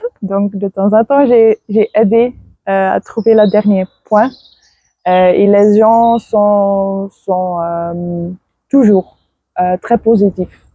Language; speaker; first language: French; non-native, fluent; Dutch